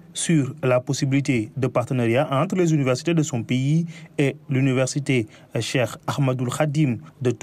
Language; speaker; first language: French; non-native, local second language; Wolof